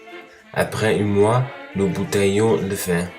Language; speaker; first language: French; non-native, learner; Dutch